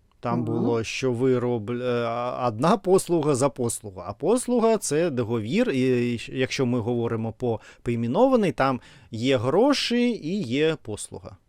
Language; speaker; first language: Ukrainian; non-native, learner; Russian